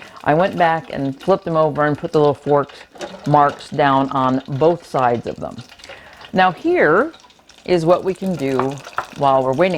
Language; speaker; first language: English; native; English